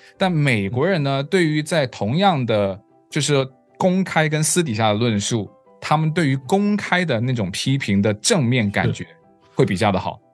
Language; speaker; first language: Chinese; native; Chinese